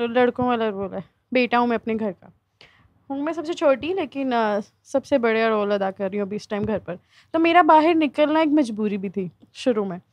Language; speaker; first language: Urdu; native; Urdu